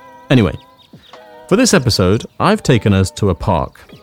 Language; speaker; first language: English; native; English